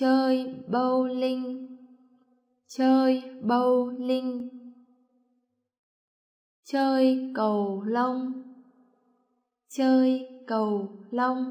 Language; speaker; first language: Vietnamese; native; Vietnamese